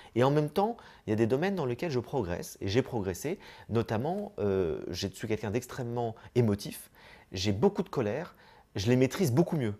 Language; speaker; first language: French; native; French